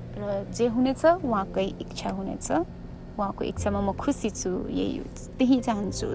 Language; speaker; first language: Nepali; early bilingual, heritage; Nepali